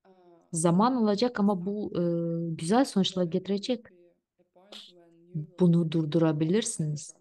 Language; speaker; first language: Turkish; non-native, fluent; Russian